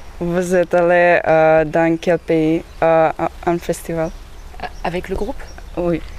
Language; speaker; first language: French; non-native, learner; Serbian